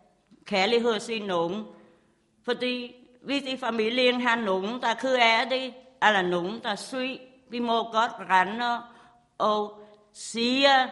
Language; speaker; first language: Danish; non-native, learner; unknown